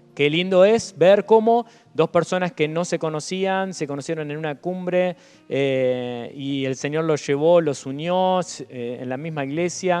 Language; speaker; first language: Spanish; native; Spanish